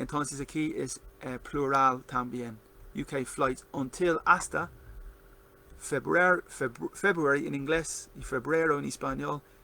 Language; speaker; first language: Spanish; non-native, learner; English